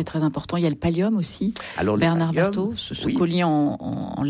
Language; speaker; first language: French; native; French